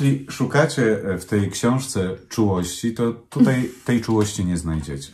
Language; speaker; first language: Polish; native; Polish